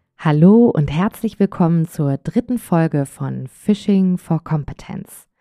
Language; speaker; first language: German; native; German